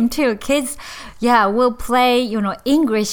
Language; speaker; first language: English; non-native, learner; Japanese